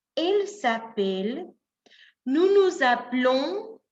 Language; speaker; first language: French; non-native, fluent; Spanish